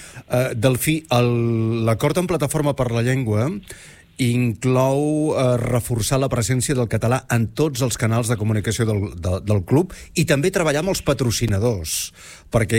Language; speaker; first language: Catalan; native; Catalan